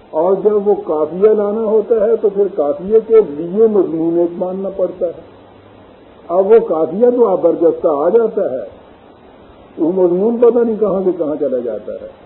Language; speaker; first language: Urdu; native; Urdu